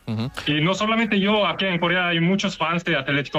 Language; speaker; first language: Spanish; non-native, learner; Korean